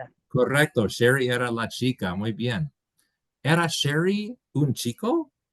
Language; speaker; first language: Spanish; non-native, fluent; English